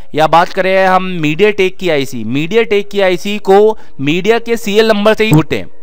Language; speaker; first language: Hindi; native; Hindi